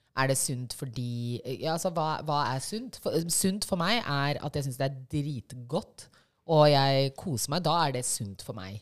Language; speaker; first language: Norwegian; early bilingual, other home language; Shona